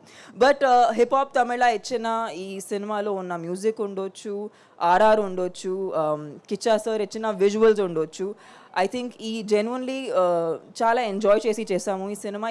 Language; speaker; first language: Telugu; non-native, local second language; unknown